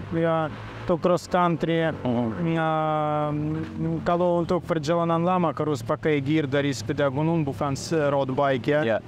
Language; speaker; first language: Indonesian; non-native, learner; Russian